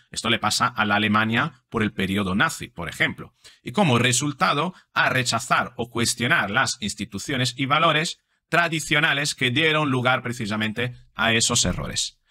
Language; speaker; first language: Spanish; non-native, fluent; Italian